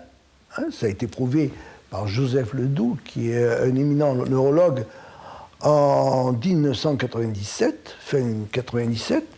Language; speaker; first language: French; native; French